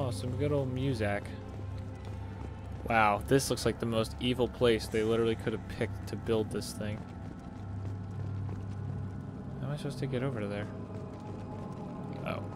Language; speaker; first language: English; native; English